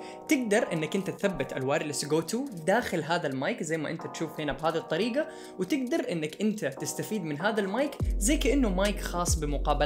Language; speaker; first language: Arabic; native; Arabic